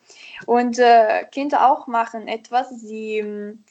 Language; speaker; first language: German; non-native, learner; Italian